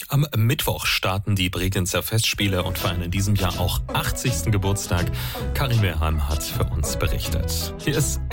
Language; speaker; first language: German; native; German